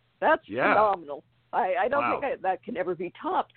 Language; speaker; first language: English; native; English